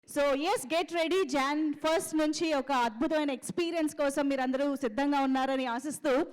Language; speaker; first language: Telugu; native; Telugu